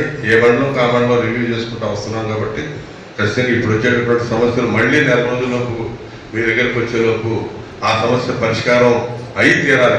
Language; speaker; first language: Telugu; native; Telugu